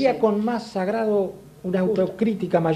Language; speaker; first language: Spanish; native; Spanish